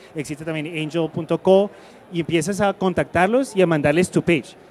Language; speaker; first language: Spanish; early bilingual, heritage; Spanish